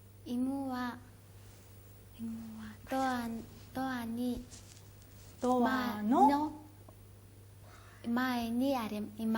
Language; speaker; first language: Japanese; non-native, learner; Mongolian